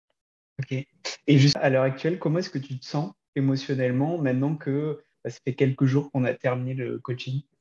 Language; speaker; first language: French; native; French